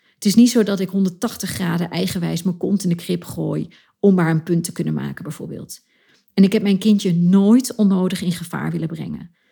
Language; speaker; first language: Dutch; native; Dutch